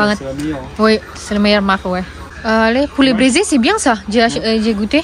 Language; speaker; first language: French; non-native, learner; Indonesian